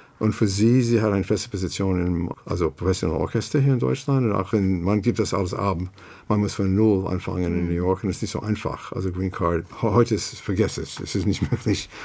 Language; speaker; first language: German; non-native, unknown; English